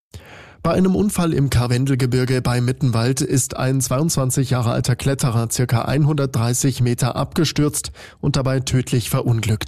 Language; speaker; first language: German; native; German